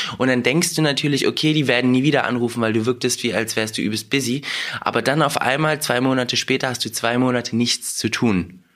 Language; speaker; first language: German; early bilingual, other home language; Russian